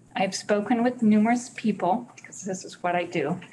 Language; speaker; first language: English; native; English